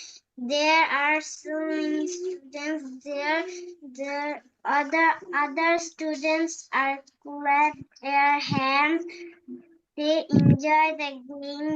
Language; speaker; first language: English; non-native, learner; Bangla